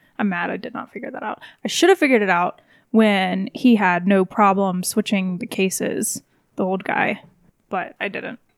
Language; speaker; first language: English; native; English